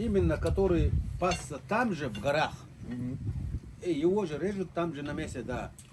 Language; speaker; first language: Russian; non-native, local second language; Chechen